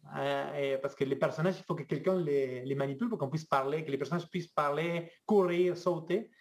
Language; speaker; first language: French; non-native, fluent; Spanish